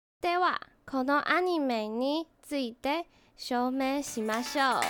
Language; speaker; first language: Japanese; non-native, learner; Chinese